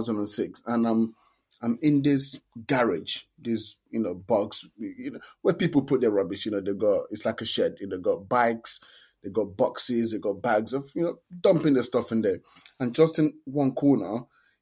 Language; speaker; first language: English; non-native, local second language; Yoruba